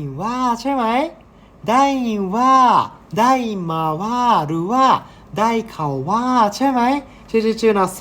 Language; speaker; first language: Thai; non-native, learner; Japanese